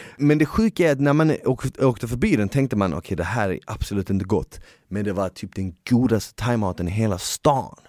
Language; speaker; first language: Swedish; early bilingual, other home language; Bosnian